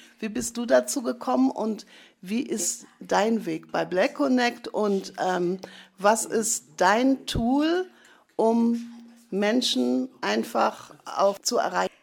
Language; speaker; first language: German; native; German